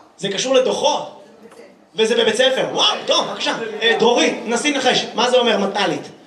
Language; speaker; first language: Hebrew; native; Hebrew